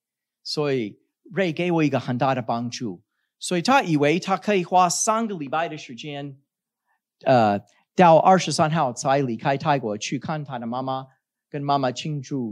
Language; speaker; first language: Chinese; non-native, fluent; English